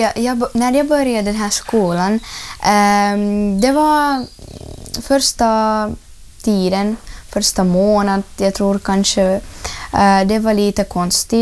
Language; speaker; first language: Swedish; non-native, learner; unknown